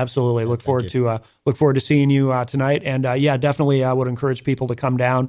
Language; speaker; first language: English; native; English